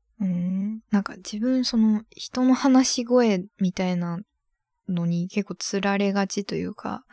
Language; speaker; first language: Japanese; native; Japanese